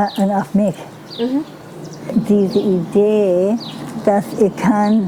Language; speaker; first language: German; non-native, learner; English